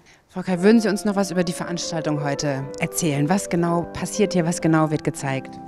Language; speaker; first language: German; native; German